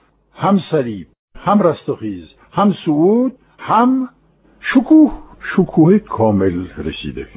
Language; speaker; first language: Persian; non-native, fluent; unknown